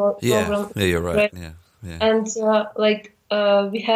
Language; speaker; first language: English; non-native, fluent; Ukrainian